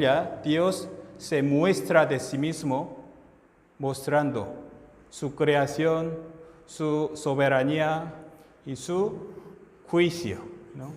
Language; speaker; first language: Spanish; non-native, fluent; Korean